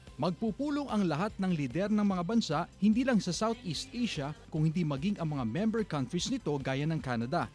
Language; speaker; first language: Filipino; native; Filipino